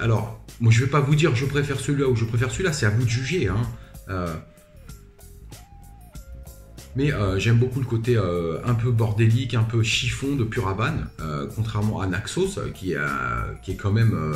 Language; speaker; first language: French; native; French